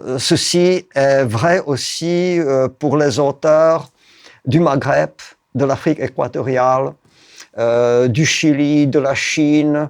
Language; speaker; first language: French; non-native, fluent; Czech